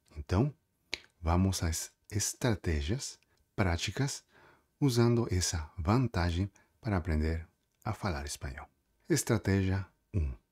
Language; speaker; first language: Portuguese; non-native, fluent; Spanish